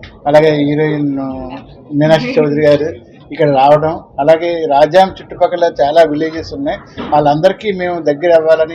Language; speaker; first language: Telugu; native; Telugu